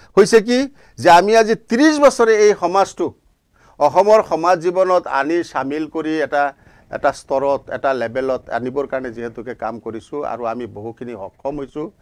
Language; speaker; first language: Assamese; non-native, local second language; Bangla